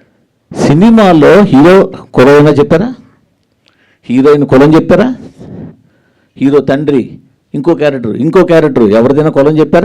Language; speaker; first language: Telugu; native; Telugu